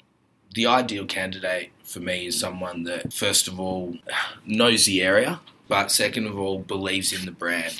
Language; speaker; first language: English; native; English